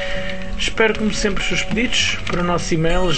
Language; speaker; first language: Portuguese; native; Portuguese